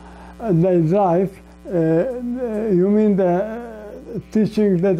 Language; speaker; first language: English; non-native, learner; Polish